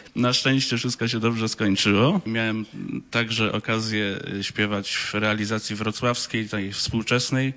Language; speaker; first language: Polish; native; Polish